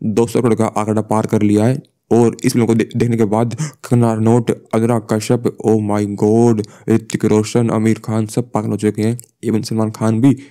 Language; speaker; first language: Hindi; native; Hindi